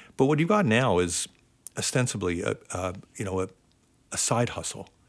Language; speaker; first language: English; native; English